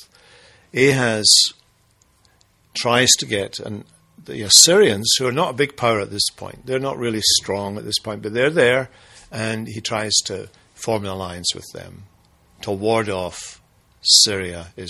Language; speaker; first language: English; native; English